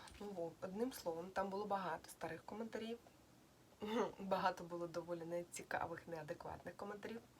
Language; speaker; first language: Ukrainian; non-native, local second language; Russian